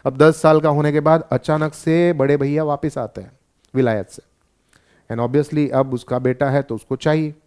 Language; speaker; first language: Hindi; non-native, local second language; Gujarati